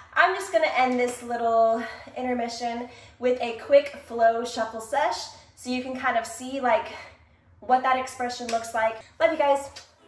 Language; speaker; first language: English; native; English